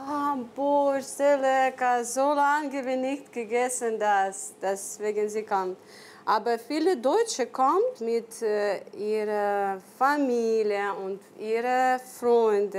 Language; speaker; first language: German; non-native, learner; Ukrainian